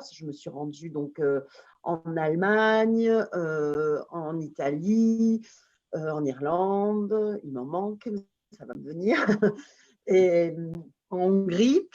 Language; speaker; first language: French; native; French